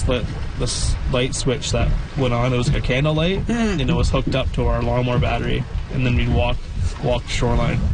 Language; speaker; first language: English; native; English